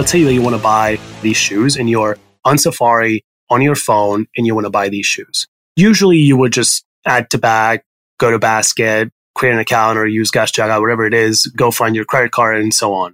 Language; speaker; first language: English; non-native, fluent; Spanish